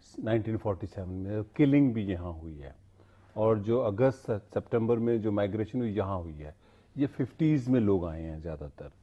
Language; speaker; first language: Urdu; non-native, local second language; Punjabi